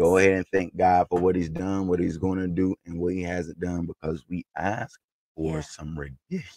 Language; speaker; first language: English; native; English